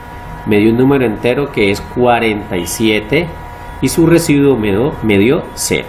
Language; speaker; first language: Spanish; native; Spanish